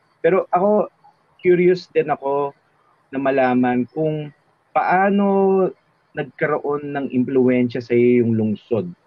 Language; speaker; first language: Filipino; native; Filipino